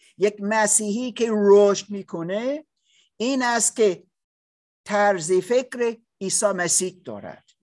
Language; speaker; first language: Persian; non-native, learner; English